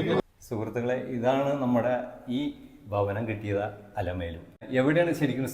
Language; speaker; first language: Malayalam; native; Malayalam